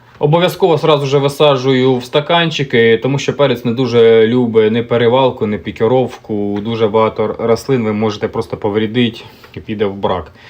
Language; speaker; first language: Ukrainian; native; Ukrainian